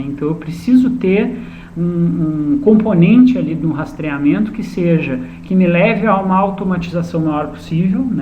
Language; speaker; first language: Portuguese; native; Portuguese